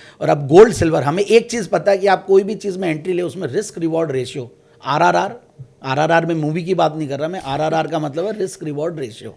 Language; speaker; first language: Hindi; native; Hindi